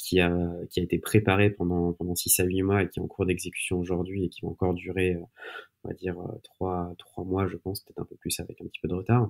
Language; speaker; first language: French; native; French